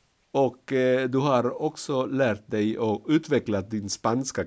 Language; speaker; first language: Swedish; non-native, fluent; Spanish